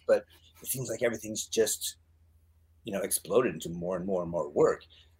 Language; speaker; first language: English; native; English